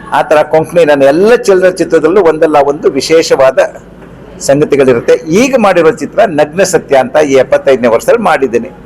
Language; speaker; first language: Kannada; non-native, local second language; Konkani